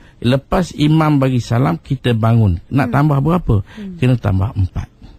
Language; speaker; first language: Malay; native; Malay